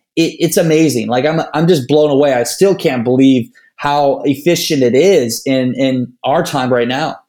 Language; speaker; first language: English; native; English